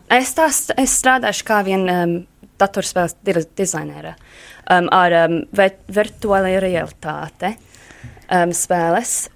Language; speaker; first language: Latvian; early bilingual, heritage; Latvian